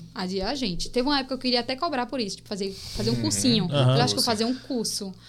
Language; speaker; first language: Portuguese; native; Portuguese